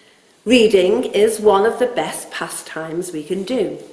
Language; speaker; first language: English; native; English